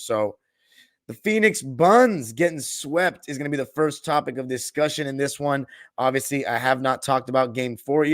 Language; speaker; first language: English; native; English